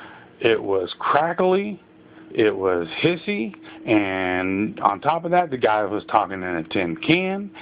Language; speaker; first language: English; native; English